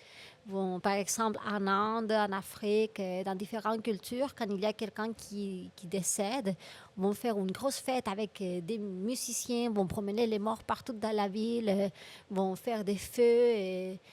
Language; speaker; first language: French; non-native, fluent; Spanish